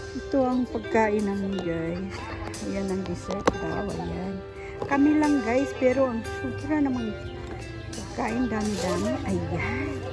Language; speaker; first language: Filipino; non-native, local second language; Cebuano